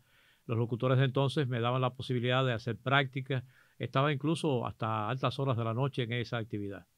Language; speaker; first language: Spanish; native; Spanish